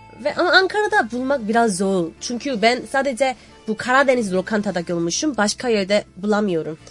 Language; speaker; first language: Turkish; non-native, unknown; Korean